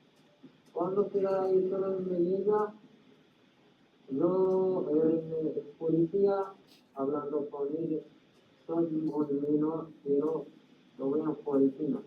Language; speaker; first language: Spanish; non-native, learner; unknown